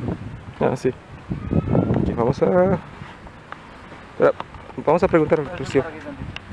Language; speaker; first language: Spanish; non-native, learner; Indonesian